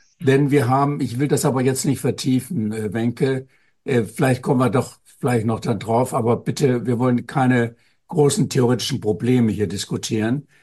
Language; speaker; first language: German; native; German